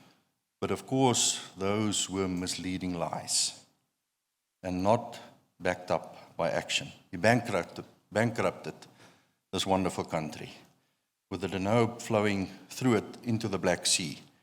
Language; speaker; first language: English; non-native, local second language; Afrikaans